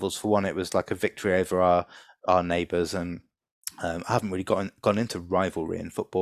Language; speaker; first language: English; native; English